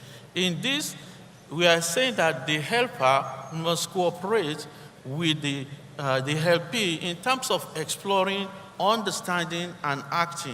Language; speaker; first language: English; non-native, local second language; Yoruba